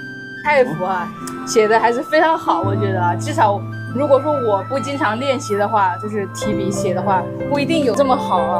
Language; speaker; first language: Chinese; native; Chinese